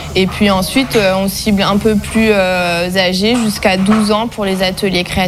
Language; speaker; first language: French; native; French